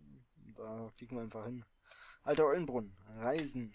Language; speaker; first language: German; native; German